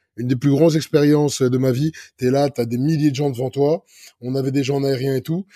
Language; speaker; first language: French; native; French